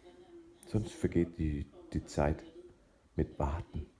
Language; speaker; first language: German; non-native, fluent; Danish